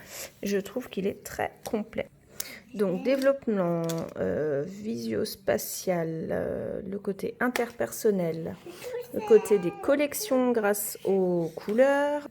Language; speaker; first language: French; native; French